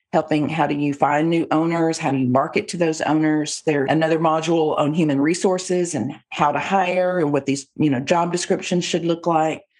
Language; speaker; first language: English; native; English